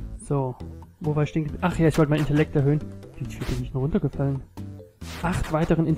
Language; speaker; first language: German; native; German